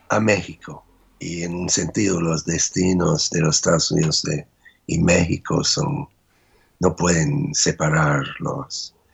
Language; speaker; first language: Spanish; non-native, fluent; English